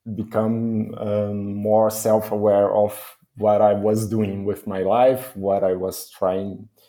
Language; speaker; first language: English; non-native, fluent; Portuguese